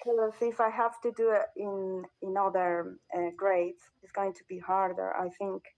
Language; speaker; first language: English; non-native, learner; Spanish